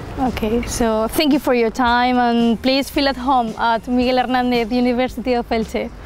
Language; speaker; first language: English; non-native, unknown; Spanish